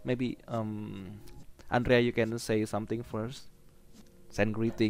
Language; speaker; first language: English; non-native, learner; Indonesian